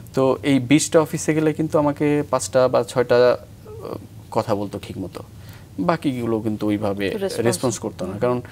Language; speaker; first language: Bangla; native; Bangla